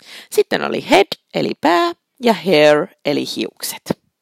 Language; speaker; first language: Finnish; native; Finnish